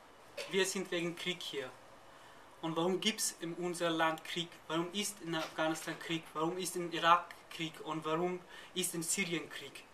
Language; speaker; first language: German; non-native, learner; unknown